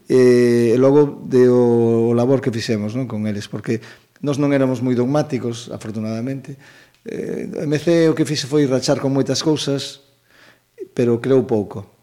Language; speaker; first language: Galician; native; Galician